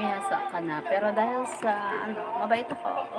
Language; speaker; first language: Filipino; non-native, local second language; Bikol